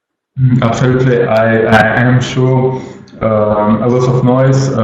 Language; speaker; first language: English; non-native, learner; Russian